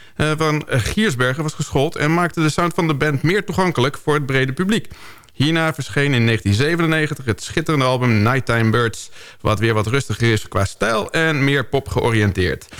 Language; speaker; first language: Dutch; native; Dutch